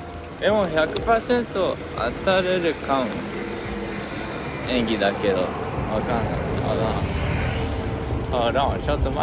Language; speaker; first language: Japanese; non-native, learner; English